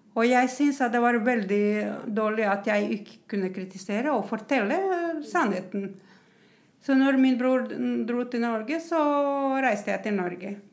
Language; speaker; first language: Norwegian; non-native, fluent; Croatian